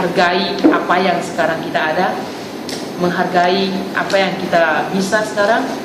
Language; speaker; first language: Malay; non-native, fluent; Chinese